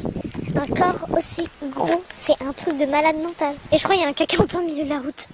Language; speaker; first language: French; native; French